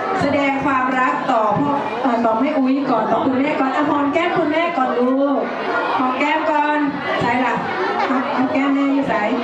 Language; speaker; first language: Thai; native; Thai